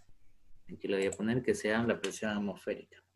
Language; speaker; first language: Spanish; native; Spanish